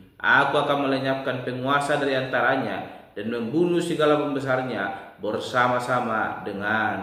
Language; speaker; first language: Indonesian; native; Indonesian